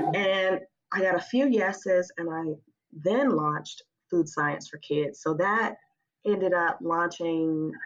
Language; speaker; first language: English; native; English